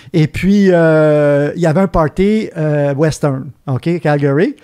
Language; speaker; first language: French; native; French